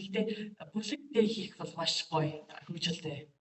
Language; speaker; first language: Mongolian; non-native, learner; English